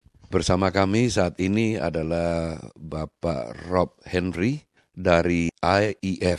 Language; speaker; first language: Indonesian; native; Indonesian